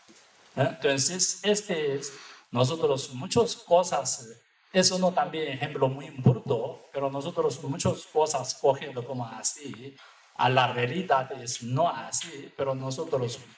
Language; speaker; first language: Spanish; non-native, learner; Tibetan